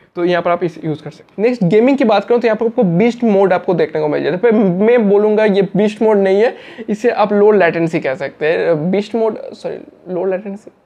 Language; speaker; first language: Hindi; native; Hindi